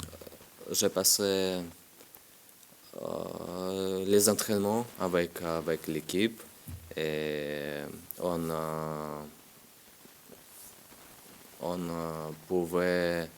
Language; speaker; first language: French; non-native, learner; Russian